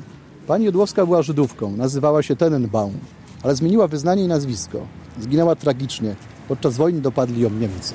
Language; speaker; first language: Polish; native; Polish